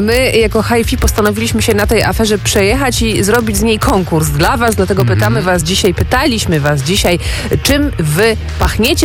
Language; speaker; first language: Polish; native; Polish